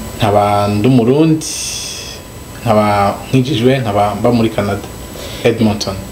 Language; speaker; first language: Rundi; native; Rundi